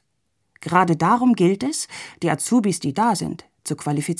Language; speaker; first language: German; native; German